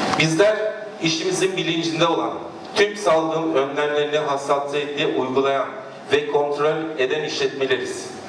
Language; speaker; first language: Turkish; native; Turkish